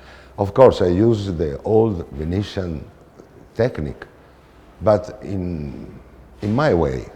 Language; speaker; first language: English; non-native, fluent; Italian